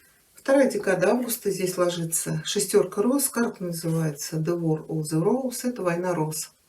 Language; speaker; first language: Russian; native; Russian